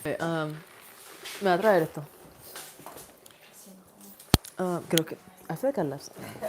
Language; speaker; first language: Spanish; early bilingual, heritage; English